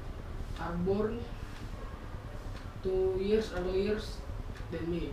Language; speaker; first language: English; non-native, learner; Indonesian